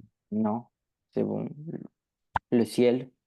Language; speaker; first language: French; non-native, learner; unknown